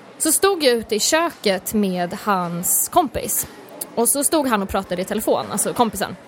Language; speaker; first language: Swedish; native; Swedish